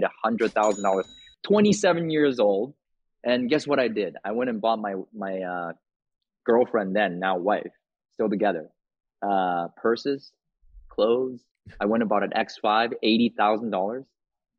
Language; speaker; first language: English; early bilingual, other home language; Chinese